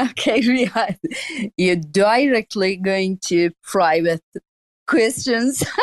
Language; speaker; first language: English; non-native, learner; Persian